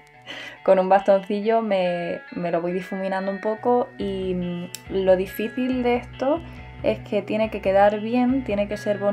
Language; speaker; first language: Spanish; native; Spanish